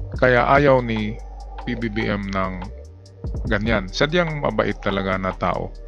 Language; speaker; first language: Filipino; non-native, local second language; Cebuano